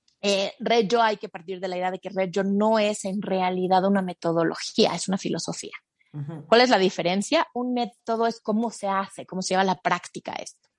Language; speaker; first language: Spanish; native; Spanish